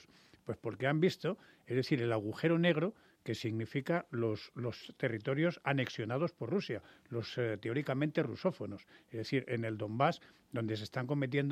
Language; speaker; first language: Spanish; native; Spanish